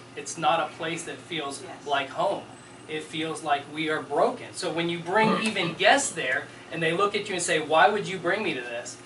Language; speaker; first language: English; native; English